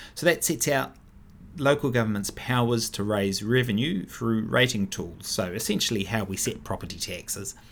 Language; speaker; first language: English; native; English